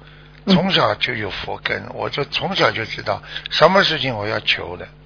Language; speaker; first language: Chinese; native; Chinese